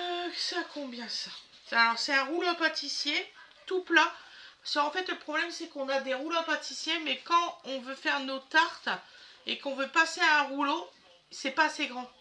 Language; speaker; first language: French; native; French